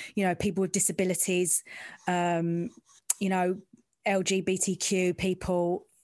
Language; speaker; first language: English; native; English